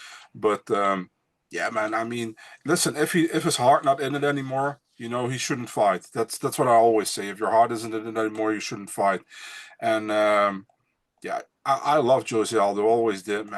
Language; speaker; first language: English; non-native, fluent; Dutch